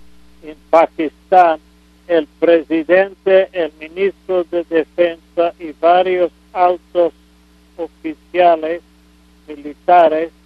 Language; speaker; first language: Spanish; non-native, fluent; English